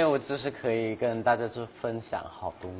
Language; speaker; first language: Chinese; non-native, fluent; Thai